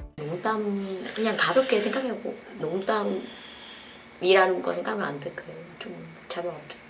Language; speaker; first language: Korean; non-native, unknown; Vietnamese